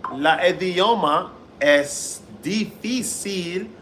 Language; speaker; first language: Spanish; non-native, learner; English